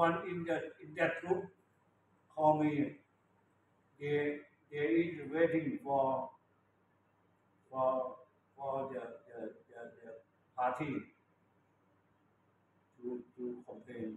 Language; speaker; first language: English; non-native, learner; Thai